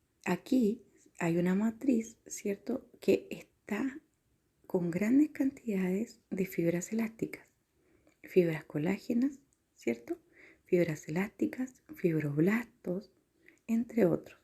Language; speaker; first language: Spanish; native; Spanish